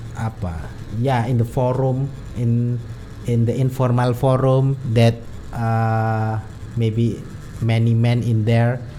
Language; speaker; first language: English; non-native, learner; Indonesian